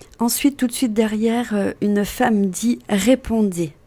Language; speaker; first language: French; native; French